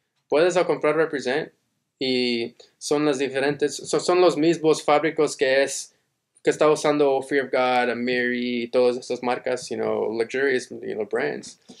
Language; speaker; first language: Spanish; early bilingual, heritage; Spanish